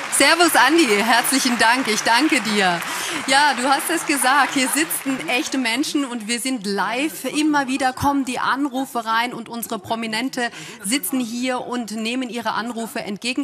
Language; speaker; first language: German; native; German